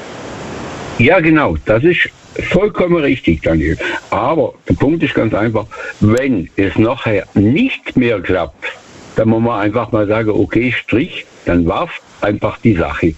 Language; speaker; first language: German; native; German